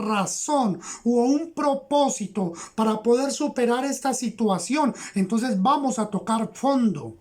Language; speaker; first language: Spanish; native; Spanish